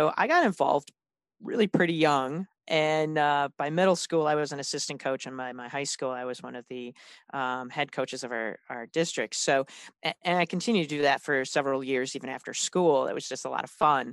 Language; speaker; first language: English; native; English